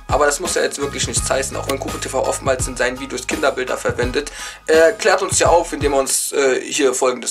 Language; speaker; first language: German; native; German